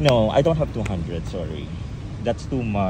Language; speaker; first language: English; non-native, local second language; Filipino